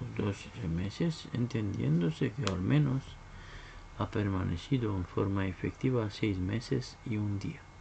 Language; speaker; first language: Spanish; non-native, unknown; Romanian